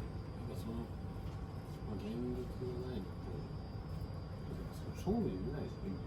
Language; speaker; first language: Japanese; native; Japanese